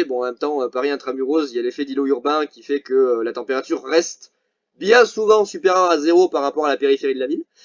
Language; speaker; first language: French; native; French